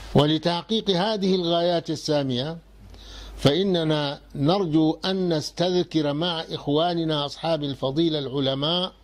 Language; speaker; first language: Arabic; non-native, fluent; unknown